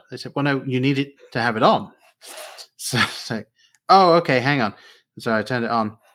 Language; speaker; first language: English; native; English